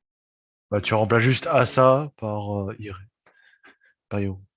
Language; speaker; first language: French; native; French